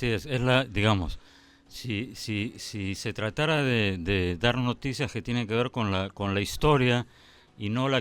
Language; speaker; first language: Spanish; native; Spanish